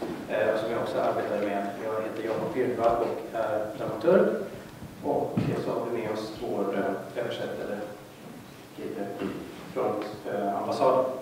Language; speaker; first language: Swedish; native; Swedish